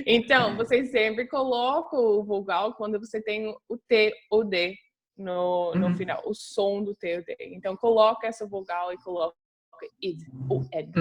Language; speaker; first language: Portuguese; non-native, fluent; English